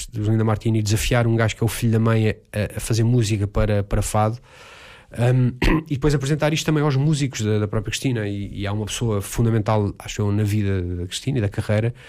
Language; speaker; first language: Portuguese; native; Portuguese